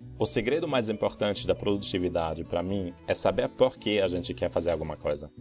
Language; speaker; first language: Portuguese; non-native, fluent; German